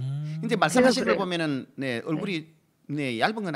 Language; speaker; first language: Korean; native; Korean